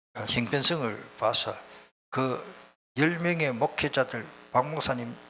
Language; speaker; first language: Korean; native; Korean